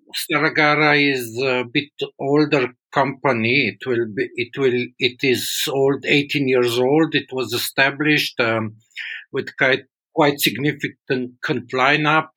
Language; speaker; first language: English; non-native, fluent; Slovenian